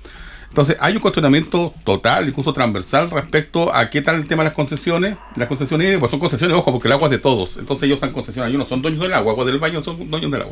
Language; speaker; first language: Spanish; native; Spanish